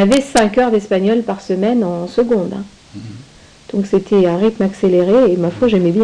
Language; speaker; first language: French; native; French